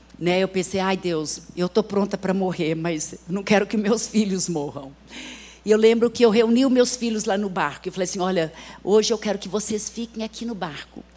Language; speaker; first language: Portuguese; early bilingual, other home language; English